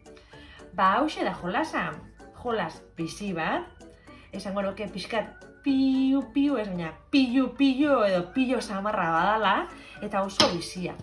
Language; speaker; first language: Basque; native; Basque